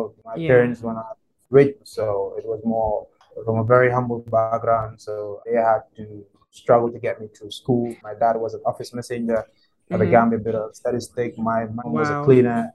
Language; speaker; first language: English; non-native, local second language; Krio